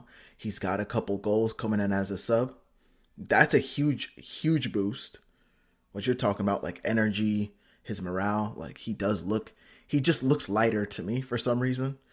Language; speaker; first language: English; native; English